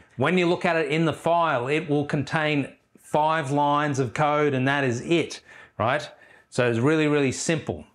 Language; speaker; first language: English; native; English